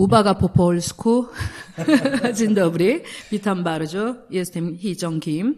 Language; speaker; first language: Polish; non-native, learner; Korean